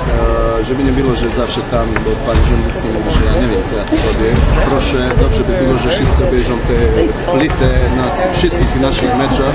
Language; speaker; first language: Polish; non-native, fluent; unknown